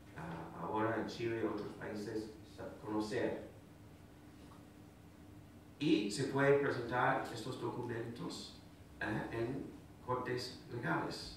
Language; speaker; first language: Spanish; non-native, fluent; English